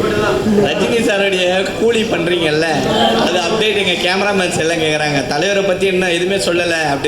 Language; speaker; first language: Tamil; native; Tamil